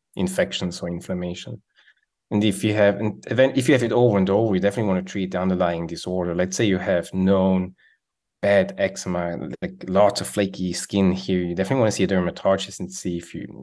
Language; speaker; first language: English; non-native, fluent; Swiss German